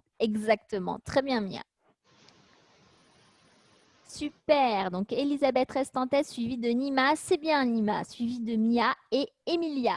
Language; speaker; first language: French; native; French